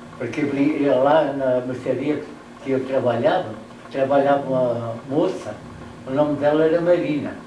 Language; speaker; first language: Portuguese; native; Portuguese